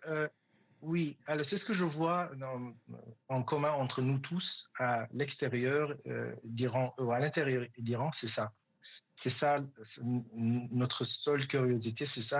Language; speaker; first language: French; non-native, fluent; Persian